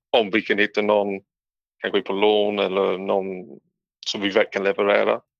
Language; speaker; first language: Swedish; non-native, learner; English